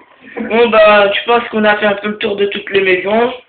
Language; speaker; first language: French; native; French